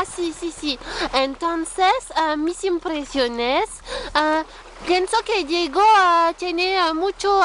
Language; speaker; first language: Spanish; non-native, learner; French